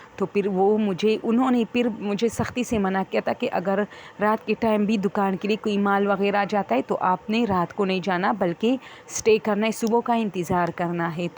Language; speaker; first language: Urdu; non-native, local second language; Pashto